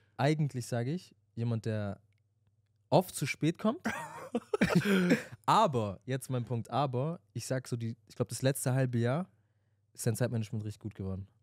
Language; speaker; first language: German; native; German